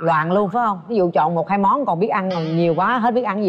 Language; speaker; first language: Vietnamese; native; Vietnamese